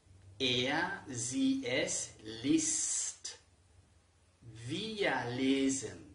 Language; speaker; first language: German; non-native, fluent; Spanish